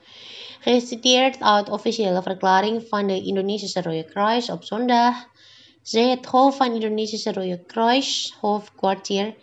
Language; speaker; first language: Dutch; non-native, fluent; Indonesian